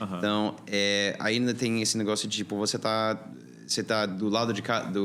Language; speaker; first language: Portuguese; non-native, fluent; English